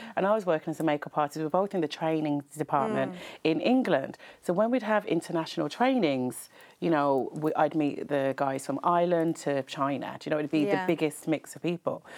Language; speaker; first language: English; native; English